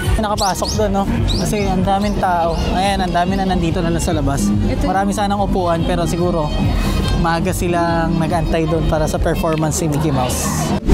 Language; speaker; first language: Filipino; native; Filipino